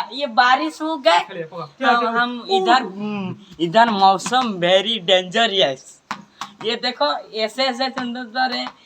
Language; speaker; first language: Hindi; non-native, learner; Odia